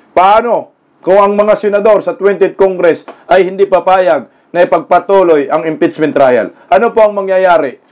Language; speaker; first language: Filipino; non-native, local second language; Cebuano